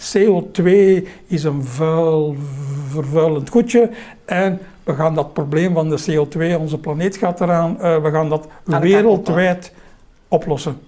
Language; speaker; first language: Dutch; native; Dutch